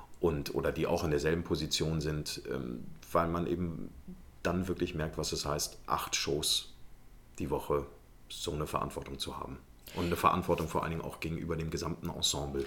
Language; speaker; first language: German; early bilingual, other home language; Arabic